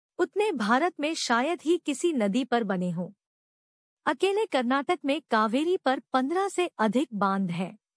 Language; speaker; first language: Hindi; native; Hindi